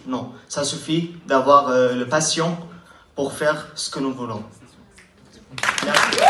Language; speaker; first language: French; non-native, learner; Arabic